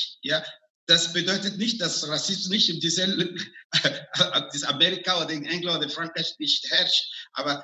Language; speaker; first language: German; non-native, fluent; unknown